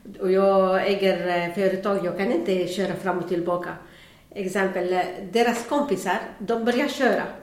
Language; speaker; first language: Swedish; non-native, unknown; Arabic